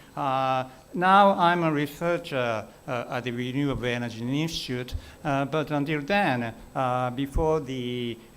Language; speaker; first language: English; non-native, learner; Japanese